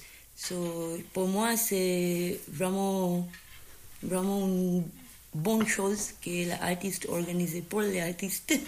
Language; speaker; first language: French; non-native, learner; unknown